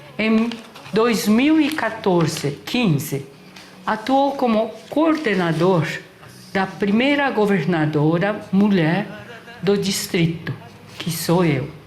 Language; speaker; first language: Portuguese; native; Portuguese